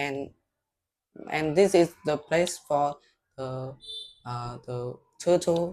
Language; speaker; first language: English; non-native, learner; Vietnamese